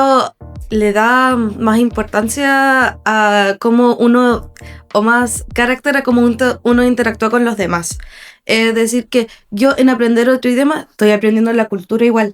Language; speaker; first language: Spanish; non-native, fluent; English